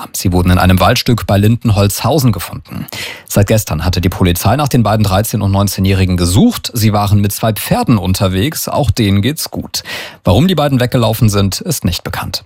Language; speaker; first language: German; native; German